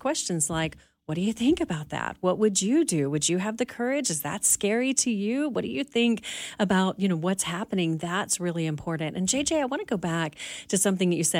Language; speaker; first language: English; native; English